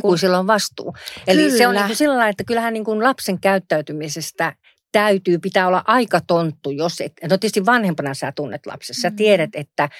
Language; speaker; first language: Finnish; native; Finnish